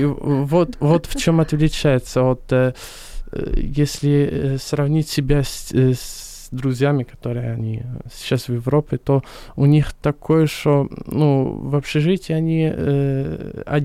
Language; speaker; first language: Russian; non-native, fluent; Arabic